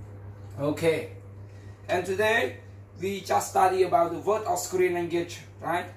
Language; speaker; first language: English; non-native, learner; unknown